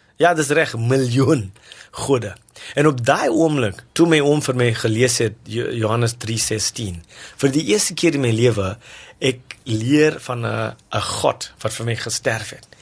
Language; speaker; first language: Afrikaans; non-native, local second language; English